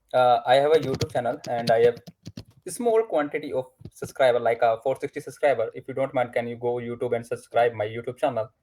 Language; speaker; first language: English; non-native, learner; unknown